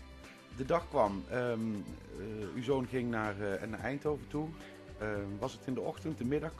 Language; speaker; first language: Dutch; native; Dutch